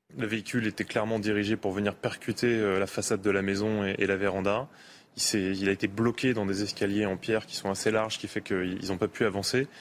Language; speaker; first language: French; native; French